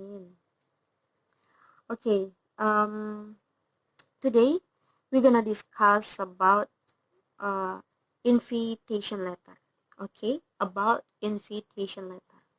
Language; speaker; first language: English; non-native, learner; Indonesian